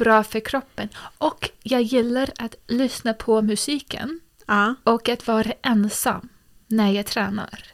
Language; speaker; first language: Swedish; early bilingual, heritage; English